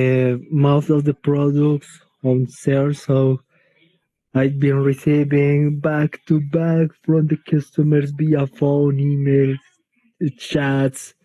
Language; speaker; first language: English; non-native, learner; Spanish